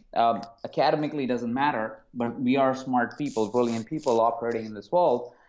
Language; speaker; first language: English; non-native, local second language; Hindi